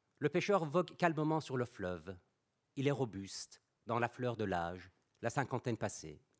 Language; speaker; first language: French; non-native, fluent; Persian